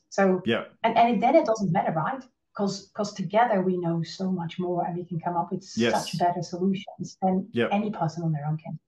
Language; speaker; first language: English; non-native, fluent; Dutch